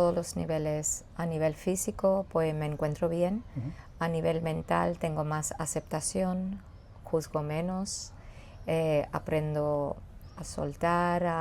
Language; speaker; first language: Spanish; non-native, fluent; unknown